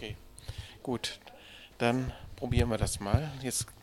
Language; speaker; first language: German; native; German